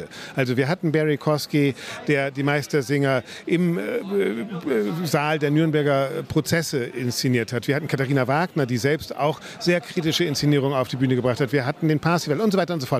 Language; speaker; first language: German; native; German